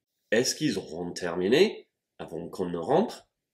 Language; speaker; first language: French; non-native, fluent; English